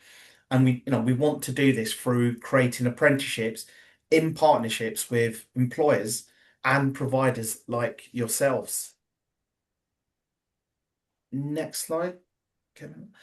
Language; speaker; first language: English; native; English